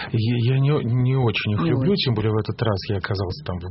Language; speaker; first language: Russian; native; Russian